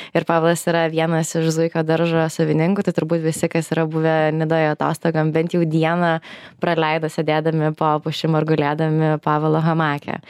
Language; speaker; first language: Lithuanian; native; Lithuanian